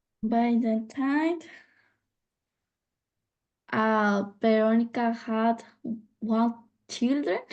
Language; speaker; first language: English; non-native, learner; Spanish